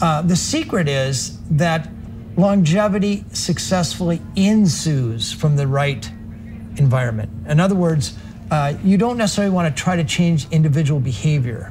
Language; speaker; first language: English; native; English